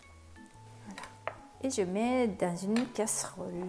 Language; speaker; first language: French; non-native, fluent; Japanese